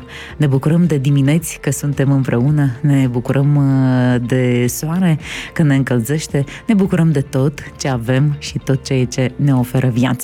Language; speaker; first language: Romanian; native; Romanian